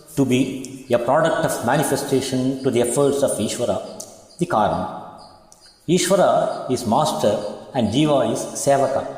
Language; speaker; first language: English; non-native, local second language; Tamil